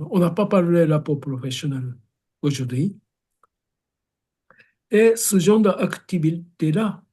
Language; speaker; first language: French; non-native, fluent; Japanese